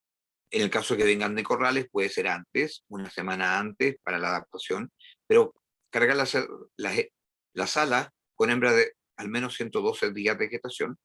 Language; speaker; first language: Spanish; native; Spanish